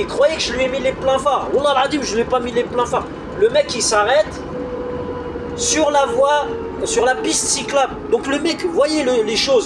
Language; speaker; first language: French; native; French